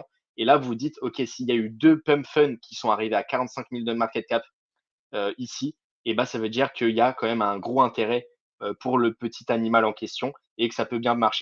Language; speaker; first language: French; native; French